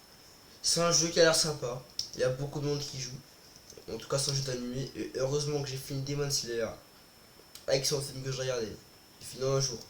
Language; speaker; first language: French; native; French